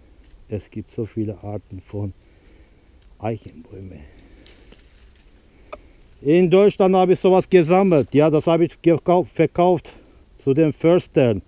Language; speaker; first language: German; non-native, fluent; Turkish